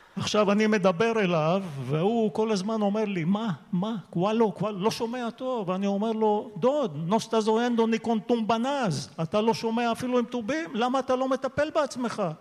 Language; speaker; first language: Hebrew; native; Hebrew